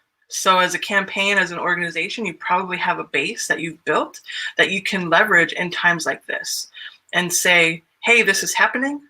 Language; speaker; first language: English; native; English